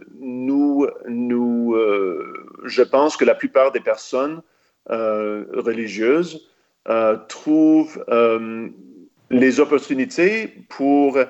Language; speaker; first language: French; non-native, local second language; English